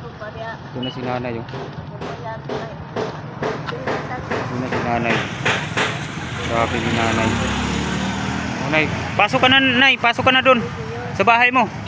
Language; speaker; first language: Filipino; non-native, local second language; Cebuano